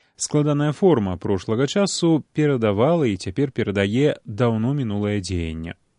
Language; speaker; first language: Belarusian; native; Belarusian